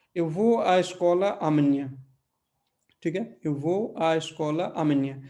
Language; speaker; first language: Portuguese; non-native, fluent; Hindi